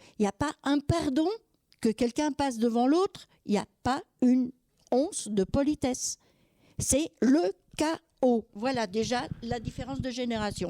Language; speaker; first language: French; native; French